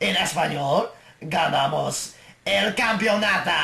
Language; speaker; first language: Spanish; non-native, learner; English